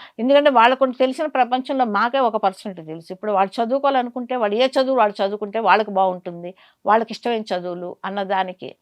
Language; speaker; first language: Telugu; native; Telugu